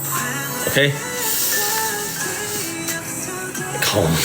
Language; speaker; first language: English; non-native, learner; Korean